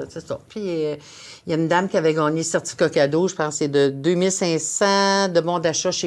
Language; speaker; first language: French; native; French